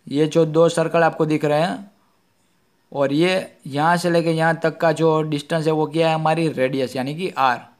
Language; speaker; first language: Hindi; non-native, local second language; Gujarati